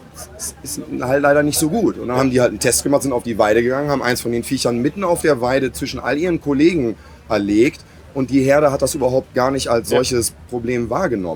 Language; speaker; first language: German; native; German